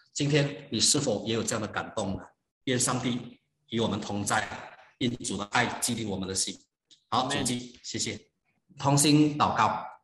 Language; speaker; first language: Chinese; native; Chinese